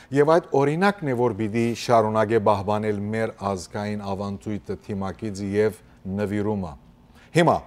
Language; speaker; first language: Armenian; early bilingual, heritage; Armenian